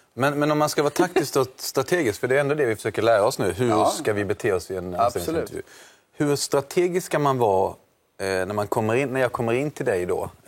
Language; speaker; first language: Swedish; native; Swedish